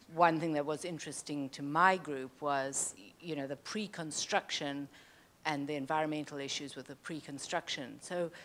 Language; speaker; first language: English; native; English